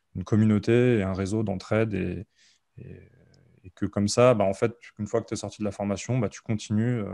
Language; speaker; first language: French; native; French